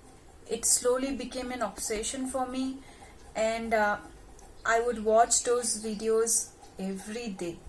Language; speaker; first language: English; non-native, local second language; Hindi